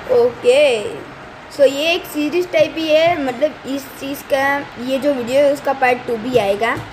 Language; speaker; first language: Hindi; non-native, local second language; Gujarati